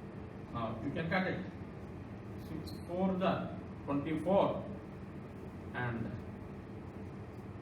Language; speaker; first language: English; non-native, local second language; Telugu